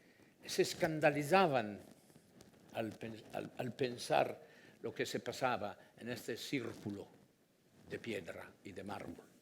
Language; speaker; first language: Spanish; non-native, fluent; Italian